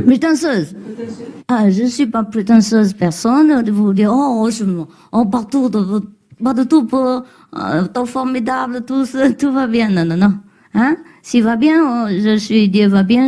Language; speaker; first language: French; non-native, learner; Vietnamese